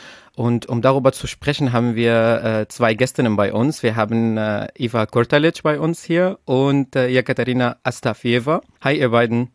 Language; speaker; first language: German; non-native, fluent; Persian